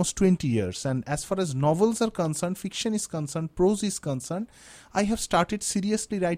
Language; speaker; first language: English; non-native, local second language; Bangla